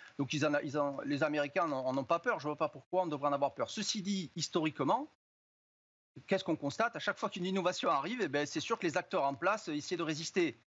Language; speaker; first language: French; native; French